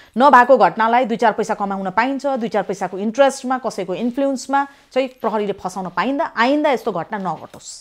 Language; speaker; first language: Nepali; native; Nepali